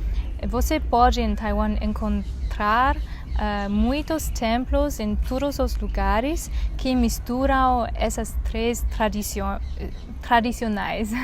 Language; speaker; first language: Portuguese; non-native, learner; Chinese